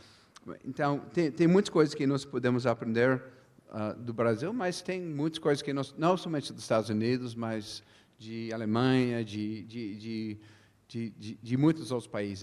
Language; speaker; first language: Portuguese; non-native, fluent; English